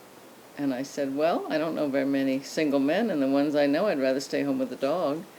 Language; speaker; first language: English; native; English